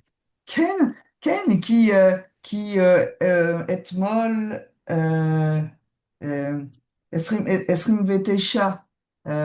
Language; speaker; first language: Hebrew; non-native, learner; French